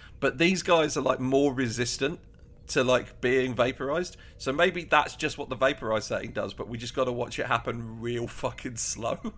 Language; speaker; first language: English; native; English